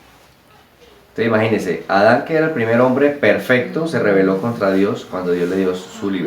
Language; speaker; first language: Spanish; native; Spanish